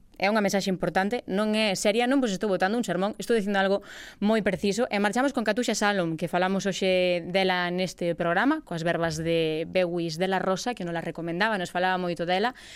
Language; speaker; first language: Galician; native; Galician